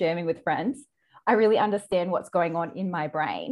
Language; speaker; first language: English; native; English